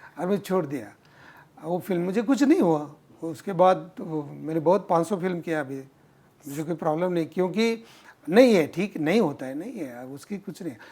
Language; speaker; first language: Hindi; non-native, local second language; Marathi